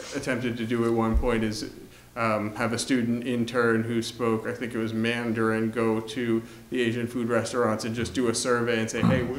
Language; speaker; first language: English; native; English